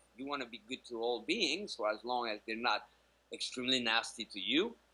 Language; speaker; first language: English; native; English